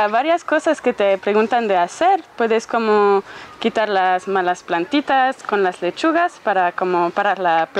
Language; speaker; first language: Spanish; non-native, fluent; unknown